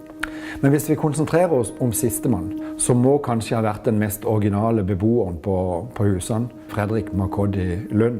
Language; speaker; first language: Norwegian; native; Norwegian